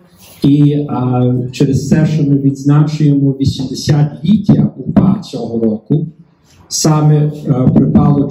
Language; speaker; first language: Ukrainian; early bilingual, heritage; Ukrainian